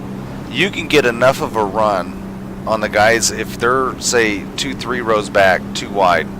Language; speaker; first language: English; native; English